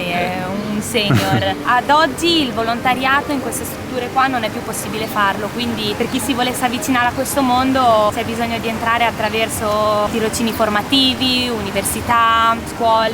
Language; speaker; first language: Italian; native; Italian